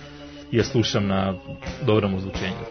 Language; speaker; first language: Serbian; native; Serbian